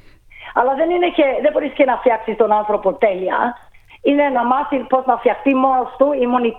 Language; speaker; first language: Greek; early bilingual, heritage; Greek